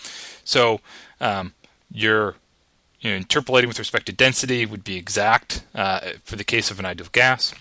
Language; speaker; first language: English; native; English